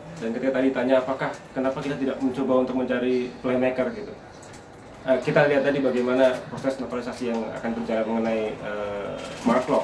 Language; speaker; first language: Indonesian; native; Indonesian